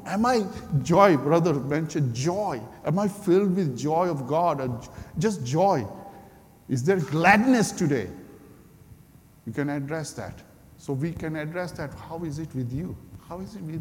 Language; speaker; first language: English; non-native, local second language; Gujarati